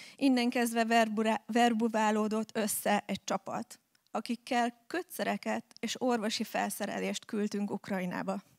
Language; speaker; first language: Hungarian; native; Hungarian